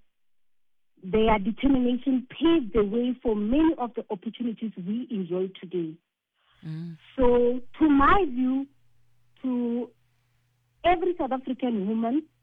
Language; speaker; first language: English; non-native, local second language; Northern Sotho